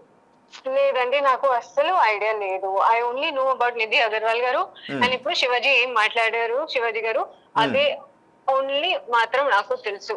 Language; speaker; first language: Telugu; non-native, learner; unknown